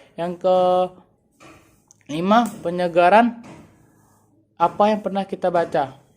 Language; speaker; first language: Indonesian; native; Indonesian